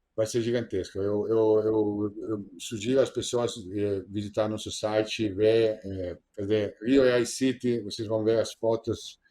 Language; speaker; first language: Portuguese; non-native, fluent; Italian